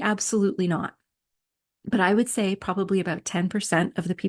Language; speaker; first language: English; native; English